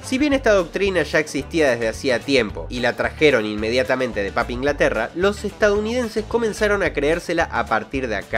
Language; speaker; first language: Spanish; native; Spanish